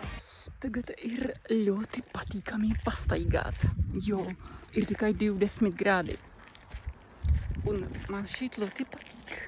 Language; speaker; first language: Latvian; non-native, fluent; Czech